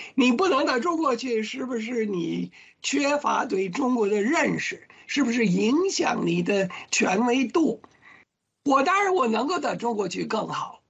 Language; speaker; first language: Chinese; non-native, fluent; English